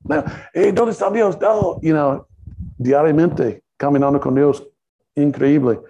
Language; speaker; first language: Spanish; non-native, learner; English